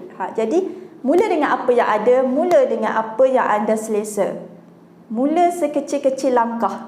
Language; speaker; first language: Malay; native; Malay